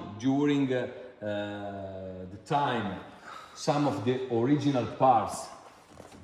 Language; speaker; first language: English; non-native, fluent; Italian